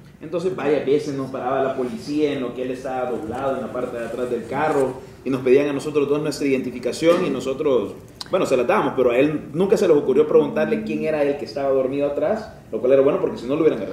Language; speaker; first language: Spanish; native; Spanish